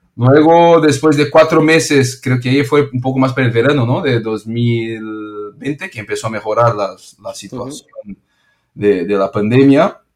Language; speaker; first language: Spanish; non-native, fluent; Portuguese